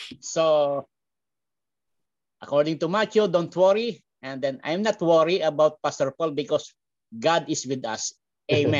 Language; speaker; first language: English; non-native, learner; Filipino